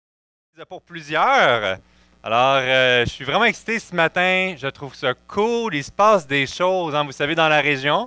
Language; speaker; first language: French; native; French